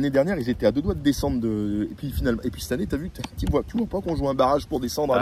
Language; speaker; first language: French; native; French